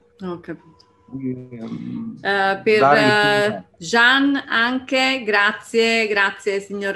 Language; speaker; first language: Italian; non-native, learner; Greek